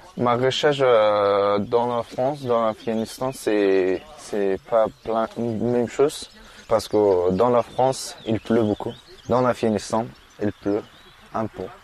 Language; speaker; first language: French; non-native, learner; Persian